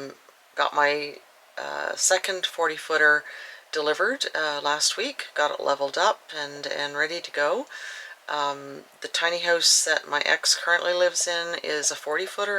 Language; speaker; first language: English; native; English